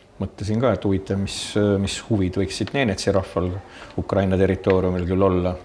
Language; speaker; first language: Estonian; native; Estonian